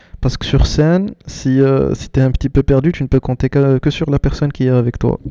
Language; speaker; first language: French; non-native, local second language; Arabic